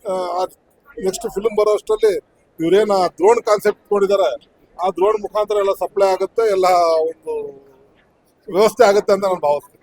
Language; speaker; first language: Kannada; native; Kannada